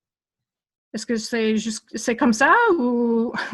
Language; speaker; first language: French; non-native, fluent; English